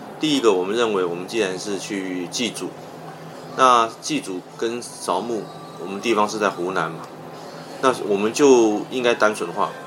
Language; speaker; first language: Chinese; native; Chinese